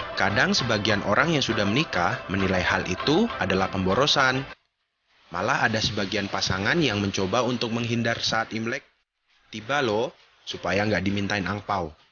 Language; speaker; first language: Indonesian; native; Indonesian